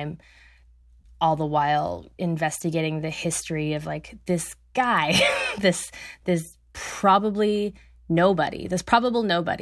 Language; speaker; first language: English; native; English